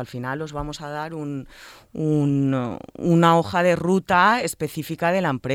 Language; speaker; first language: Spanish; native; Spanish